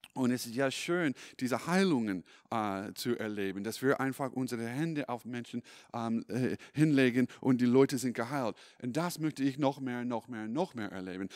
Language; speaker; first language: German; non-native, fluent; English